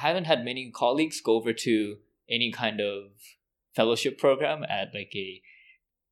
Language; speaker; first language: English; native; English